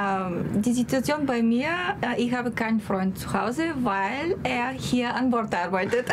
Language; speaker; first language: German; non-native, fluent; Bulgarian